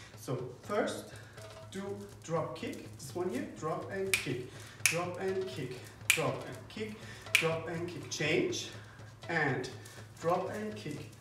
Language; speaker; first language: English; non-native, fluent; German